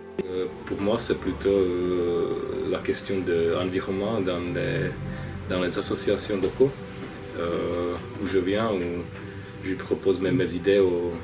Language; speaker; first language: French; non-native, fluent; Czech